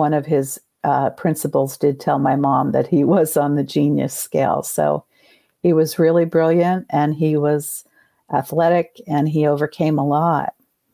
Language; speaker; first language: English; native; English